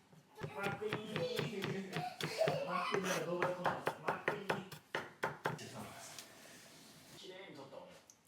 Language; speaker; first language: Japanese; native; Japanese